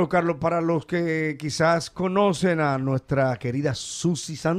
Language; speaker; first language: Spanish; native; Spanish